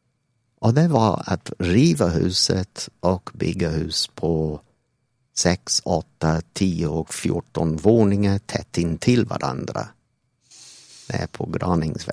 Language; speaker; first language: Swedish; non-native, fluent; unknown